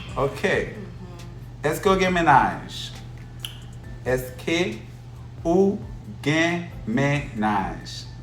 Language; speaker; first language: Haitian Creole; native; Haitian Creole